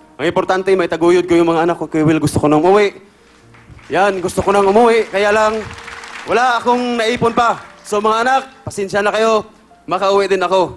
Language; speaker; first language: Filipino; non-native, local second language; Cebuano